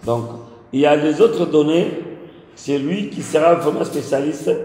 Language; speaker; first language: French; non-native, local second language; Lingala